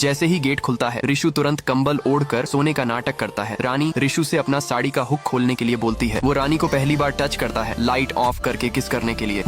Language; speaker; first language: Hindi; native; Hindi